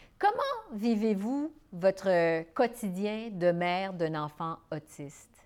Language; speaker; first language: French; native; French